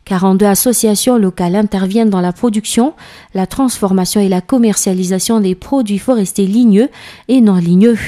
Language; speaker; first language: French; non-native, local second language; Malagasy